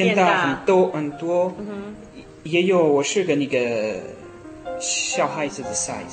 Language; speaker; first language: Chinese; non-native, learner; French